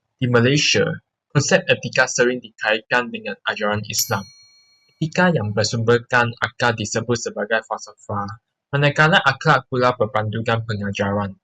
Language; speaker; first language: Malay; non-native, local second language; Chinese